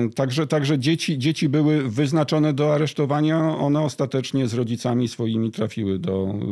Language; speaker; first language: Polish; native; Polish